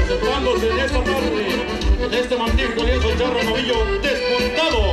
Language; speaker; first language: Spanish; native; Spanish